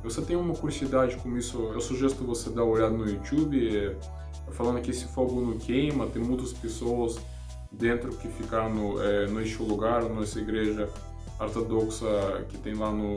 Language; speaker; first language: Portuguese; non-native, learner; Russian